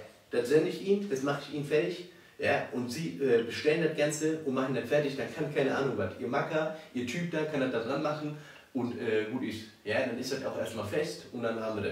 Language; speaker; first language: German; native; German